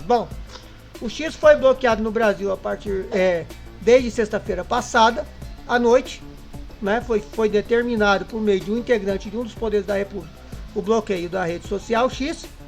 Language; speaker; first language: Portuguese; native; Portuguese